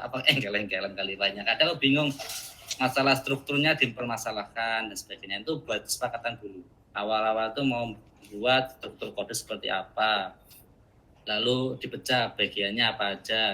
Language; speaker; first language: Indonesian; native; Indonesian